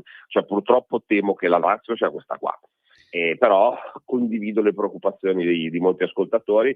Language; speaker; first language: Italian; native; Italian